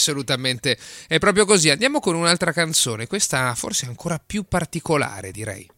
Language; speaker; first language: Italian; native; Italian